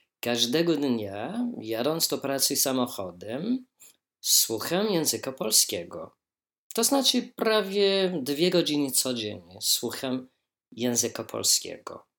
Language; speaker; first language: Polish; non-native, learner; English